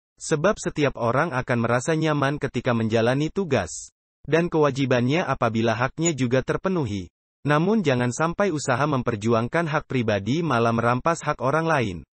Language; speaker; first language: Indonesian; non-native, local second language; Buginese